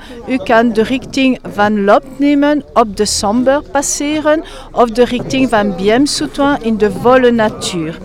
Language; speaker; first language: Dutch; non-native, local second language; French